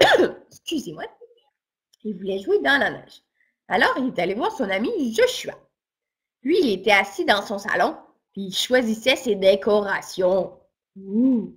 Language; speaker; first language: French; native; French